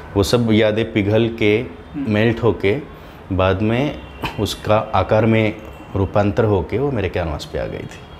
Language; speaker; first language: Hindi; non-native, local second language; Marathi